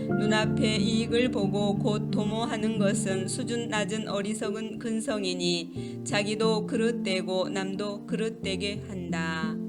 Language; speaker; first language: Korean; native; Korean